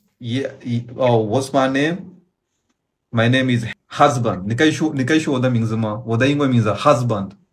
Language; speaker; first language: Chinese; non-native, fluent; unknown